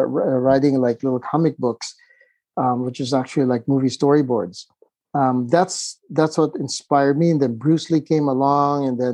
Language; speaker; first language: English; non-native, local second language; Filipino